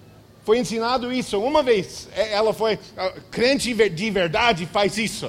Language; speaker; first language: Portuguese; non-native, fluent; English